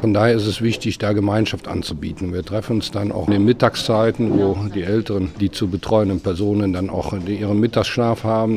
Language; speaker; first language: German; native; German